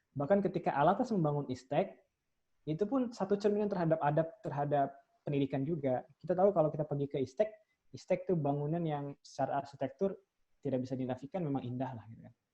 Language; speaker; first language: Indonesian; native; Indonesian